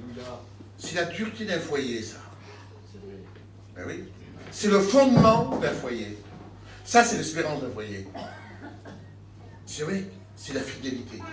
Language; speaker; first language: French; native; French